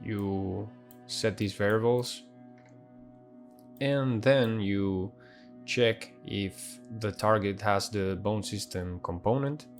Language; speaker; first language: English; non-native, fluent; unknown